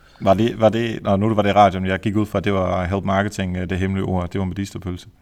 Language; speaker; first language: Danish; native; Danish